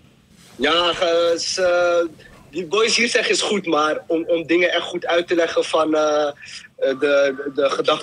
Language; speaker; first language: Dutch; early bilingual, other home language; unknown